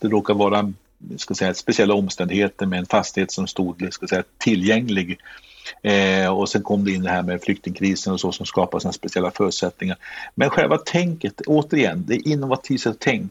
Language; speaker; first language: Swedish; native; Swedish